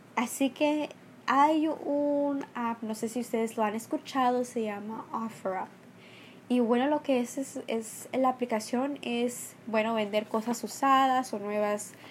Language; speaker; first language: Spanish; early bilingual, heritage; Spanish